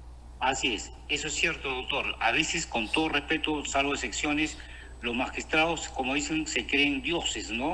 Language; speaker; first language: Spanish; native; Spanish